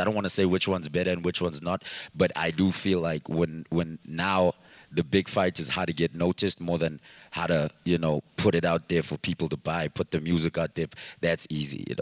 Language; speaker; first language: English; non-native, local second language; Zulu